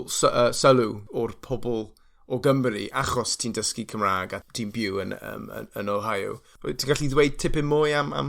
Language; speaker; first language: Welsh; non-native, fluent; English